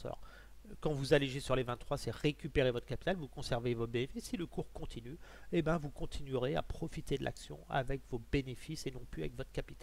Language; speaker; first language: French; native; French